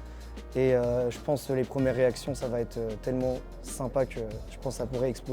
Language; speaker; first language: French; native; French